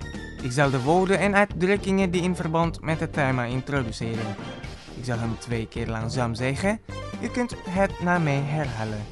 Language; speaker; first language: Dutch; non-native, learner; Indonesian